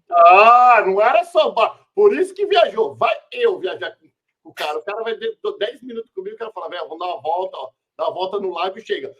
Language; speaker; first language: Portuguese; native; Portuguese